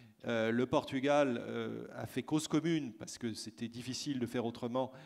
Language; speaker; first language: French; native; French